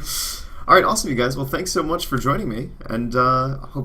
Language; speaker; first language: English; native; English